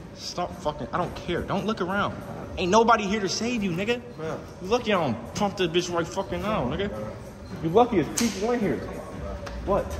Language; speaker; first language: English; native; English